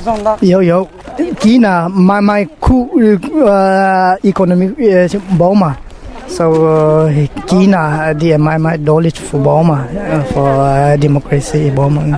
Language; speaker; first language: Danish; non-native, learner; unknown